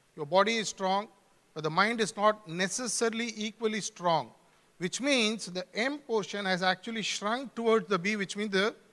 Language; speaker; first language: English; non-native, local second language; Tamil